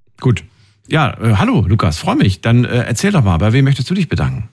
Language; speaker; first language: German; native; German